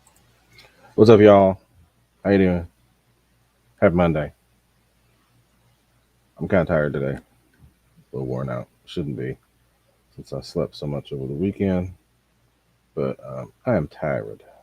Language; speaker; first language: English; native; English